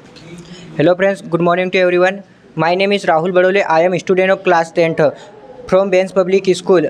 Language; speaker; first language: English; non-native, learner; Hindi